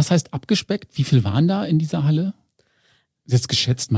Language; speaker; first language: German; native; German